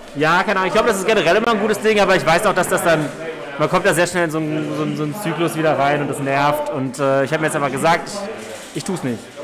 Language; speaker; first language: German; native; German